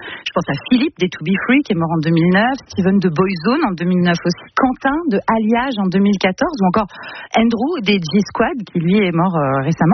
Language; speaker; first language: French; native; French